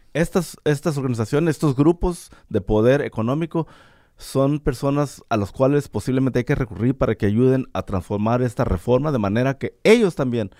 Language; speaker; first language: Spanish; native; Spanish